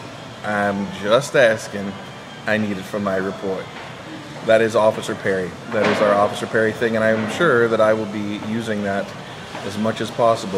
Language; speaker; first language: English; native; English